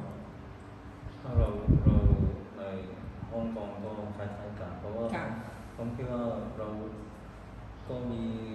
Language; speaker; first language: Thai; non-native, learner; Cantonese